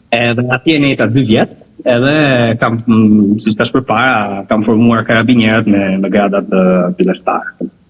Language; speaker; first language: Albanian; native; Albanian